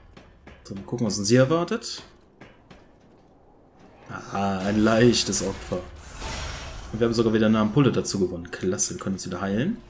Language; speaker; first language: German; native; German